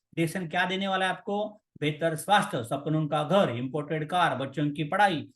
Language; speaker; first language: Hindi; non-native, local second language; Marathi